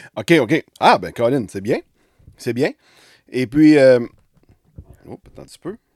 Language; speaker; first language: French; native; French